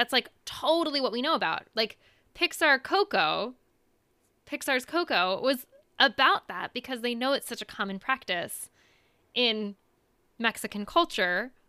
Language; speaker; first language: English; early bilingual, other home language; Spanish